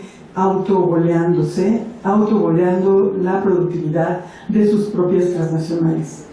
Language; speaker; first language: Spanish; native; Spanish